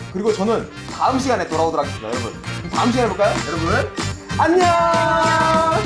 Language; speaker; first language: Korean; native; Korean